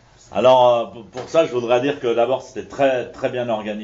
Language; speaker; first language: French; native; French